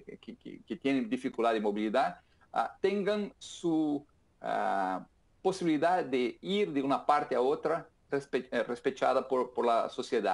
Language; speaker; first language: Spanish; non-native, fluent; Portuguese